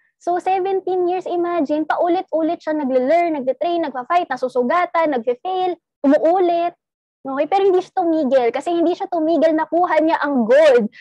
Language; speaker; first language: Filipino; non-native, local second language; Cebuano